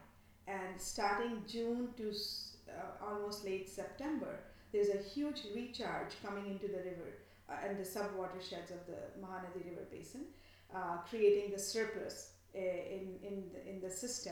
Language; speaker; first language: English; non-native, local second language; Bangla